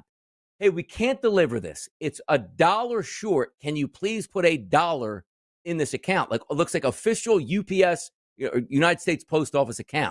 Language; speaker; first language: English; native; English